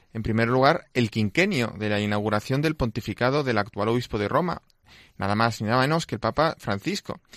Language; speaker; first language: Spanish; non-native, local second language; Catalan